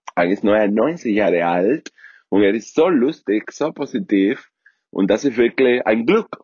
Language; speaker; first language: German; non-native, fluent; Spanish